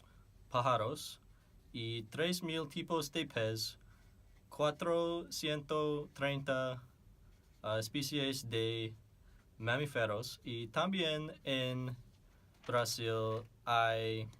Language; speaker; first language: Spanish; non-native, learner; English